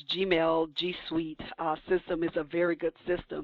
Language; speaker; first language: English; native; English